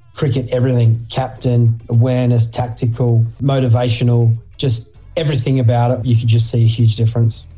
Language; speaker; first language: English; native; English